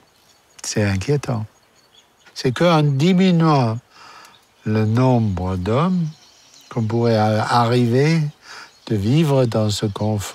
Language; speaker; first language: French; non-native, fluent; German